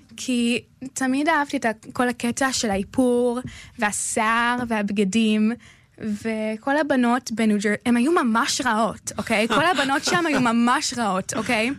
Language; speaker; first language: Hebrew; early bilingual, other home language; English